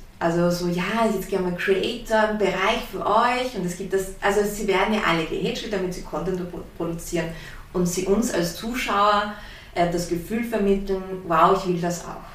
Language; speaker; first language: German; early bilingual, heritage; German